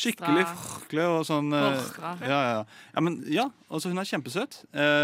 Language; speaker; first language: Norwegian; native; Norwegian